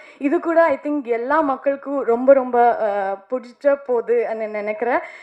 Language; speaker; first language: Tamil; non-native, learner; Kannada